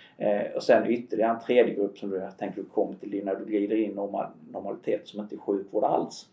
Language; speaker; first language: Swedish; native; Swedish